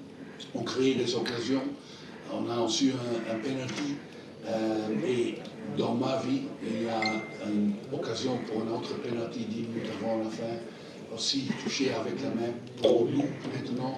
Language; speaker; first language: French; non-native, fluent; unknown